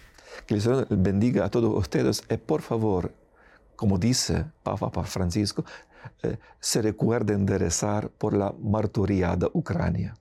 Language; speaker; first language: Spanish; non-native, fluent; Ukrainian